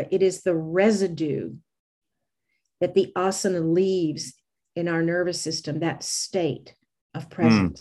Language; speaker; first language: English; native; English